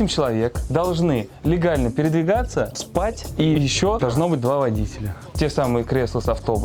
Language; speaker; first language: Russian; native; Russian